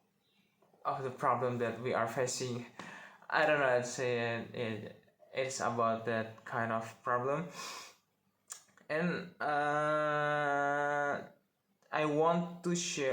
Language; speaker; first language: English; non-native, learner; Indonesian